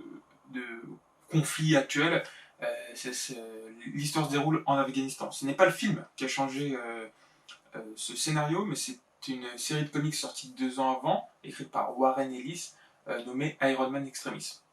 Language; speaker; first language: French; native; French